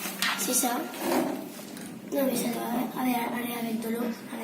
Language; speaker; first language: French; non-native, local second language; Spanish